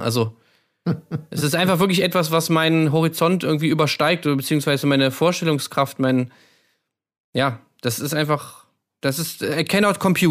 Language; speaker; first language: German; native; German